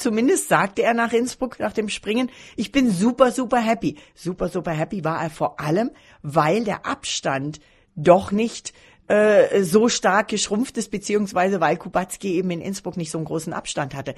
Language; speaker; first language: German; native; German